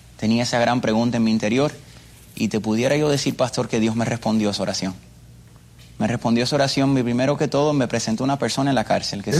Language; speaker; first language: Spanish; early bilingual, other home language; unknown